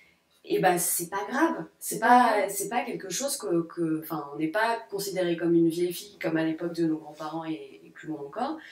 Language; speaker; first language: French; native; French